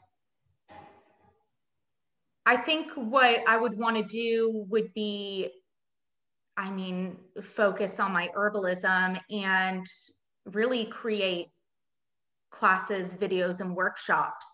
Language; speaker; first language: English; native; English